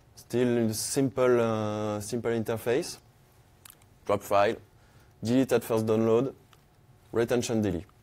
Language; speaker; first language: English; non-native, fluent; French